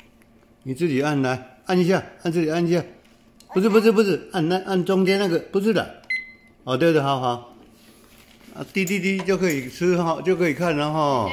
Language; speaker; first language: Chinese; native; Chinese